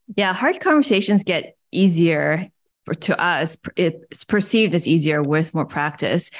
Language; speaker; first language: English; early bilingual, other home language; Chinese